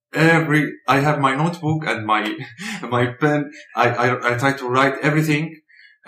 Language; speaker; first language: English; non-native, learner; Arabic